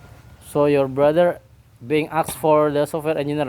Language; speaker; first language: English; non-native, learner; Indonesian